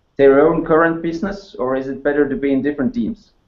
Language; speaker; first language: English; non-native, fluent; Estonian